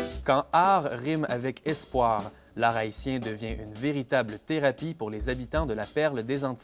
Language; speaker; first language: French; native; French